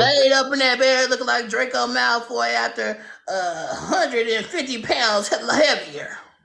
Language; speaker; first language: English; native; English